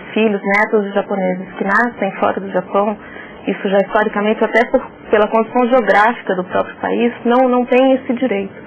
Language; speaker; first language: Portuguese; native; Portuguese